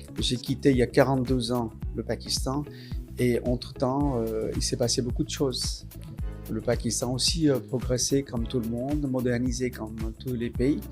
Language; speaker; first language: French; non-native, fluent; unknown